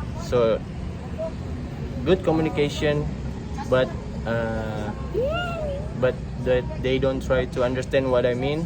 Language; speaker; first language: English; non-native, fluent; Indonesian